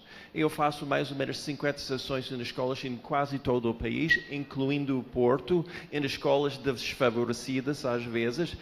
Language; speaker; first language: Portuguese; non-native, fluent; English